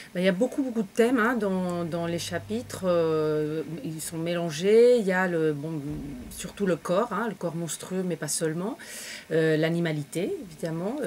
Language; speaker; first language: French; non-native, fluent; Spanish